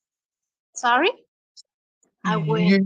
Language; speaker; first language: English; non-native, learner; Vietnamese